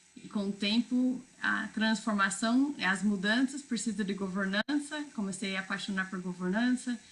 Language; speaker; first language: Portuguese; non-native, fluent; English